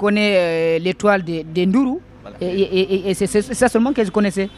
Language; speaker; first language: French; non-native, local second language; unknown